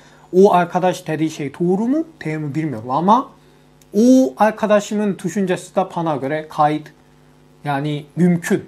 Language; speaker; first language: Turkish; non-native, learner; Korean